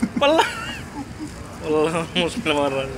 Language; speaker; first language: Arabic; non-native, learner; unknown